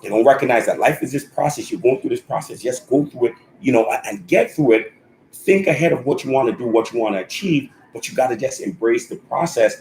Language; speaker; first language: English; native; English